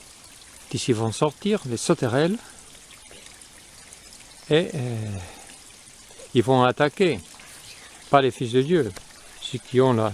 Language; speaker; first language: French; non-native, fluent; Spanish